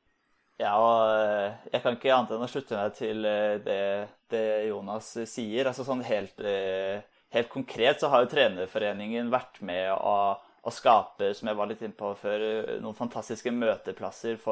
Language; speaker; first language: Norwegian; native; Norwegian